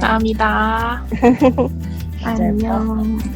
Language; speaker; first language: Korean; non-native, learner; Thai